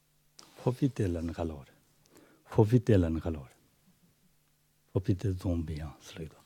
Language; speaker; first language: French; non-native, learner; Tibetan